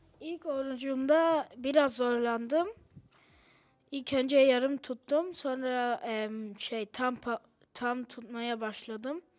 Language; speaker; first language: Turkish; early bilingual, other home language; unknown